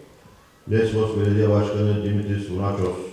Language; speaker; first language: Turkish; native; Turkish